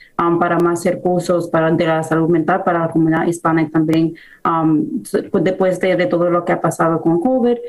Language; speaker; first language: Spanish; early bilingual, heritage; Spanish